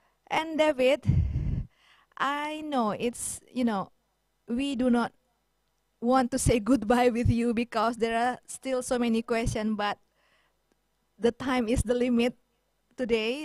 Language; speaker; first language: English; non-native, fluent; Indonesian